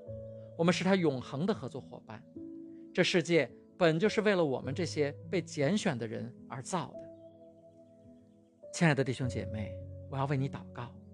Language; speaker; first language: Chinese; native; Chinese